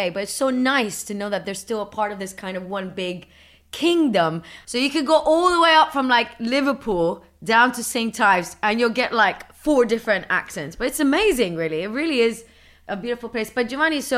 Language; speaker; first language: English; early bilingual, other home language; Spanish